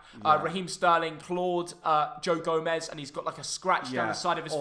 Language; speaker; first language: English; native; English